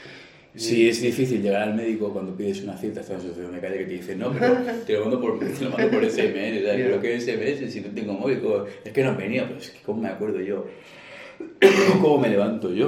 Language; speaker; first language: Spanish; native; Spanish